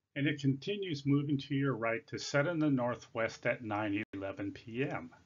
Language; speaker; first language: English; native; English